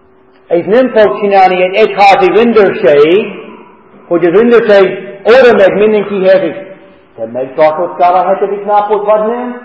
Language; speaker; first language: Hungarian; non-native, fluent; English